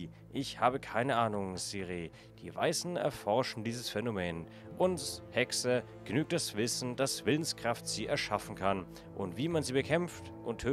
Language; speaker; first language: German; native; German